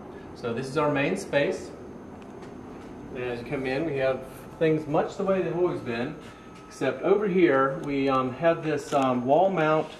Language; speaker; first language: English; native; English